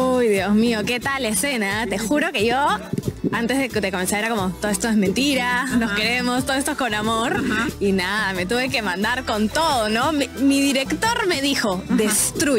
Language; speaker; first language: Spanish; native; Spanish